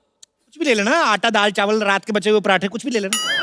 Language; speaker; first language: Hindi; native; Hindi